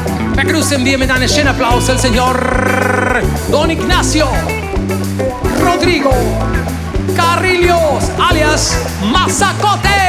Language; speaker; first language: German; non-native, learner; Spanish